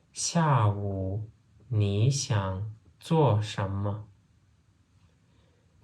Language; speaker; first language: Chinese; non-native, fluent; Turkmen